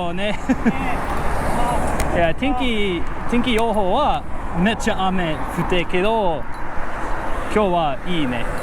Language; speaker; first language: Japanese; non-native, learner; English